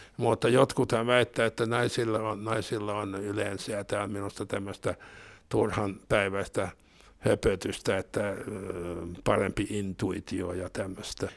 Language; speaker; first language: Finnish; non-native, local second language; Swedish